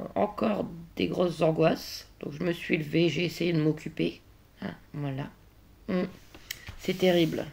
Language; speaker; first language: French; native; French